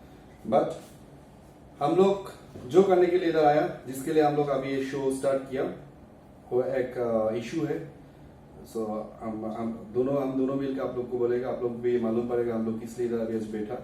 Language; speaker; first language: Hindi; non-native, learner; Bangla